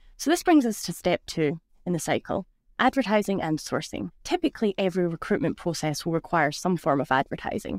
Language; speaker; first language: English; native; English